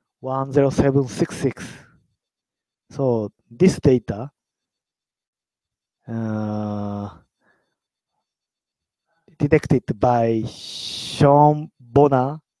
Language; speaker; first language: English; non-native, learner; Japanese